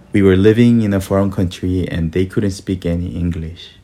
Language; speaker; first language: English; early bilingual, other home language; Korean